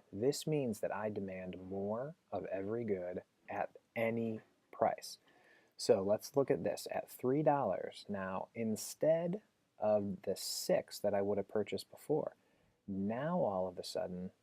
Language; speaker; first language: English; native; English